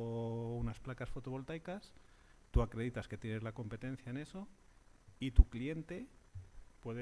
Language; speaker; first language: Spanish; native; Spanish